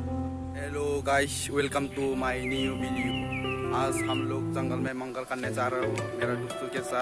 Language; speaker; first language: Hindi; non-native, local second language; Kok Borok